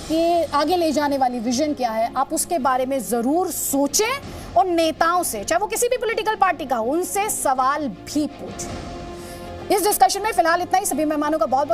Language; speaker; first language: Hindi; native; Hindi